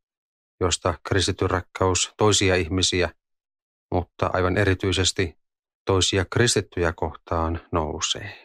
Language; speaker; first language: Finnish; native; Finnish